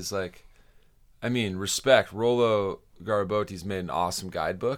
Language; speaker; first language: English; native; English